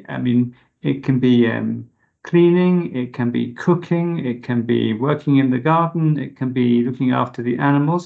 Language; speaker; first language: English; native; English